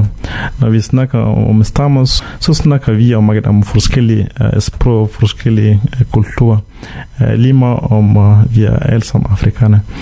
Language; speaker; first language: Danish; non-native, fluent; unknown